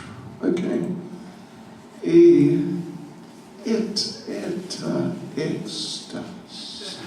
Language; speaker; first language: Russian; non-native, learner; English